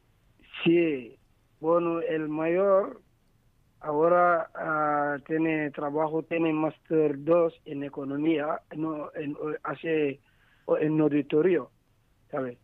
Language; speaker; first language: Spanish; non-native, learner; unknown